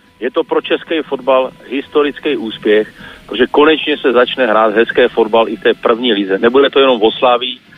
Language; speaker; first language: Czech; native; Czech